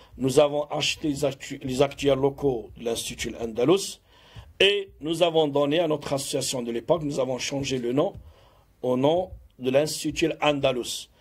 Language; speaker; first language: French; non-native, local second language; Arabic